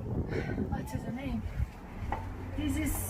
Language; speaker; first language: English; non-native, learner; Portuguese